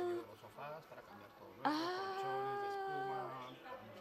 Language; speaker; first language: Spanish; native; Spanish